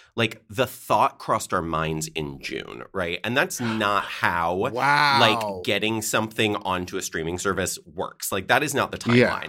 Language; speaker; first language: English; native; English